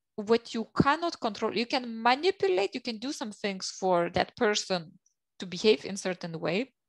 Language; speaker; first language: English; non-native, fluent; Lithuanian